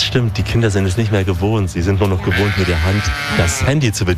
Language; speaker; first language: German; native; German